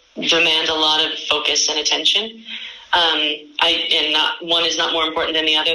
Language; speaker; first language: English; native; English